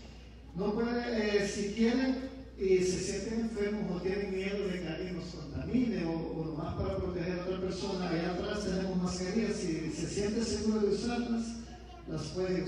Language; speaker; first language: Spanish; native; Spanish